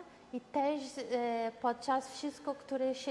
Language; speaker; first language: Polish; early bilingual, heritage; Portuguese